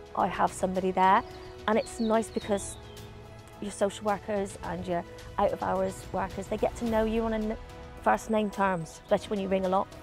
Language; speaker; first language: English; native; English